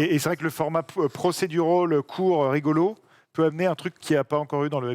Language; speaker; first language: French; native; French